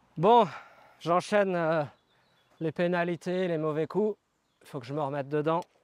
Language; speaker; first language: French; native; French